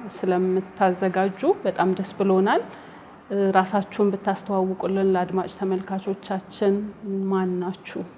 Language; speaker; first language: Amharic; native; Amharic